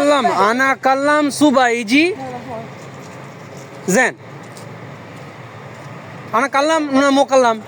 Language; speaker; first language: Arabic; non-native, learner; Bangla